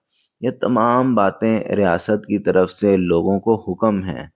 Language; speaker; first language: Urdu; native; Urdu